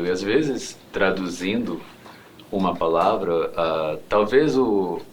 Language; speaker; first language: Portuguese; non-native, fluent; English